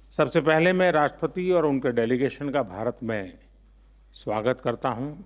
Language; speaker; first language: Hindi; non-native, local second language; Gujarati